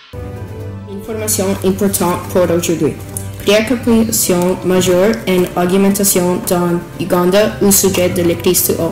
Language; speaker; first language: French; non-native, learner; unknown